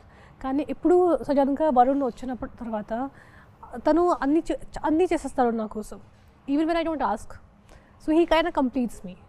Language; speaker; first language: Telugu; non-native, fluent; Hindi